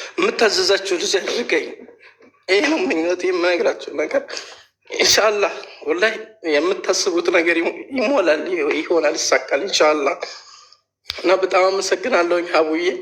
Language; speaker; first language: Amharic; native; Amharic